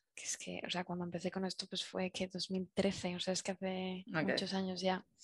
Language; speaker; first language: Spanish; native; Spanish